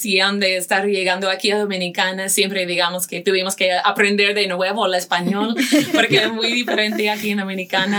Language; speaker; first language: Spanish; non-native, fluent; English